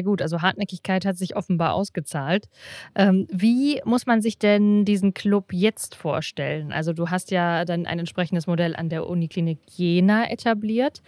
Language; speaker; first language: German; native; German